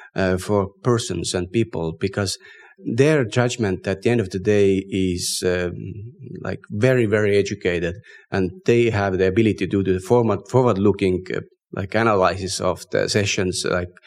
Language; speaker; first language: English; non-native, fluent; Estonian